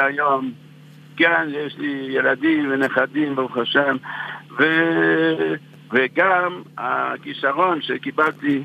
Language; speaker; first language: Hebrew; non-native, fluent; French